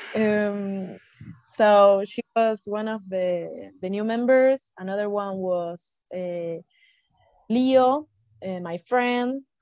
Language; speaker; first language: English; non-native, fluent; Spanish